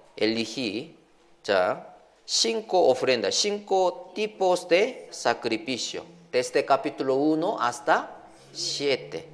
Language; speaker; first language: Spanish; non-native, learner; Korean